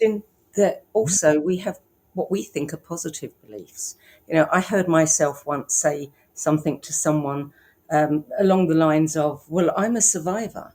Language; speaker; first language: English; native; English